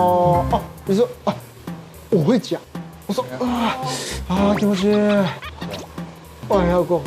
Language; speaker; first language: Chinese; non-native, learner; Japanese